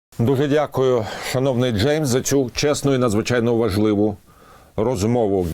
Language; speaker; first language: Ukrainian; native; Ukrainian